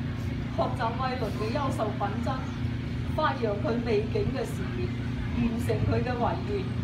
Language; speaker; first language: Cantonese; native; Cantonese